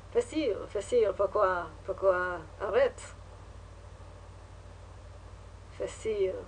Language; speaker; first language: French; non-native, learner; English